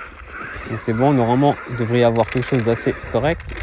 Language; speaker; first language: French; native; French